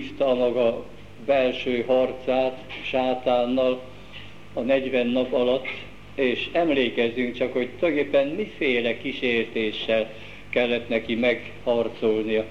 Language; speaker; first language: Hungarian; native; Hungarian